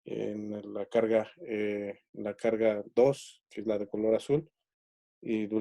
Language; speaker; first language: Spanish; native; Spanish